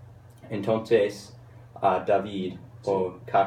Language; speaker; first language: Spanish; non-native, learner; English